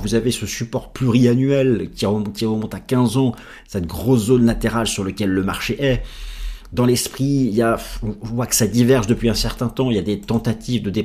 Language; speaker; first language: French; native; French